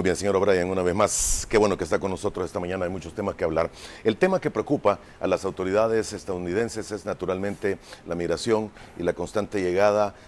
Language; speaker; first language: Spanish; native; Spanish